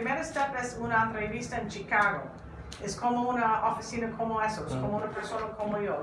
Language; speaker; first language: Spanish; non-native, learner; English